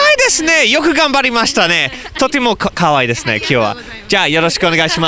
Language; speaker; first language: Japanese; non-native, learner; English